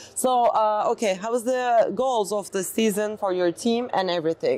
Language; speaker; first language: English; non-native, fluent; Turkish